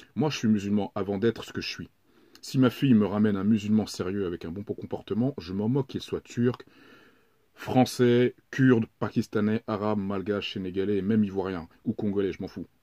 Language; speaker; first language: French; native; French